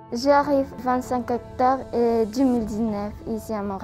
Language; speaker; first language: French; non-native, learner; Spanish